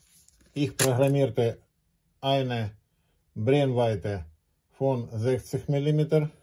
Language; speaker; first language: German; non-native, learner; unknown